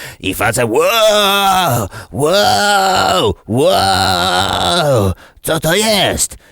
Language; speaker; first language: Polish; non-native, learner; English